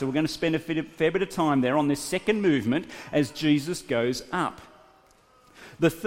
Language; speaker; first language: English; native; English